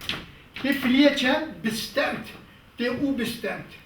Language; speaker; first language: Danish; non-native, fluent; Kurdish